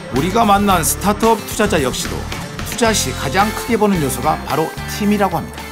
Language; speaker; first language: Korean; native; Korean